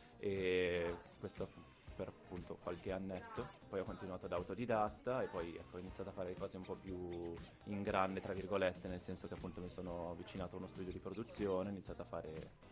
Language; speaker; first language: Italian; native; Italian